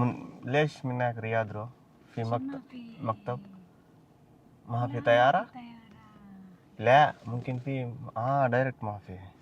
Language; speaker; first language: Arabic; non-native, learner; Telugu